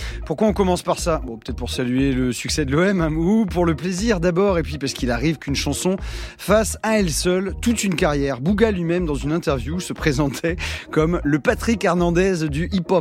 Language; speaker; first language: French; native; French